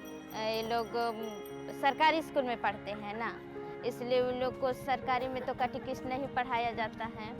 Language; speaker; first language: Hindi; non-native, local second language; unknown